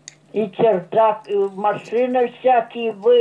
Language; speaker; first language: Russian; non-native, local second language; German